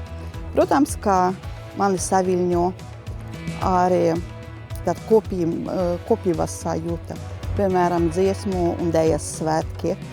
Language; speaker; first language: Latvian; non-native, local second language; Russian